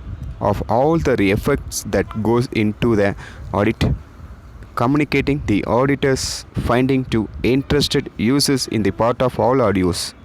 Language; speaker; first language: English; non-native, local second language; Tamil